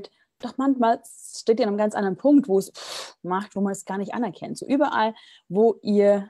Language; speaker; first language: German; native; German